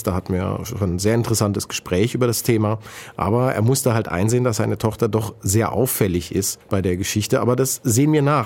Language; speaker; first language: German; native; German